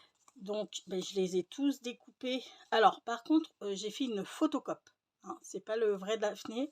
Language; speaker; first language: French; native; French